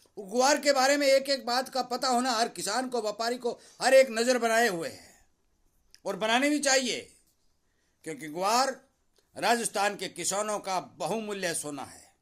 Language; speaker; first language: Hindi; native; Hindi